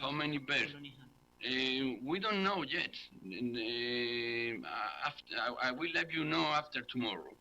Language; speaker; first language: English; non-native, learner; Spanish